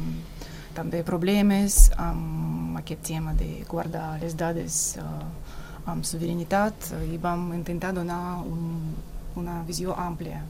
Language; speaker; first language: Catalan; non-native, fluent; Russian